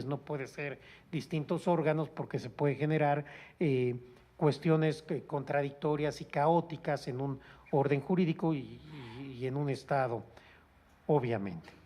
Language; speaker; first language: Spanish; native; Spanish